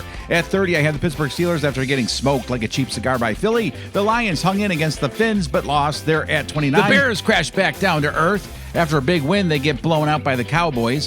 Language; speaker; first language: English; native; English